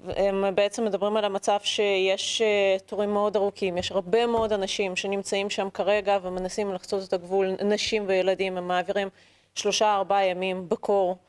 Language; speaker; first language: Hebrew; native; Hebrew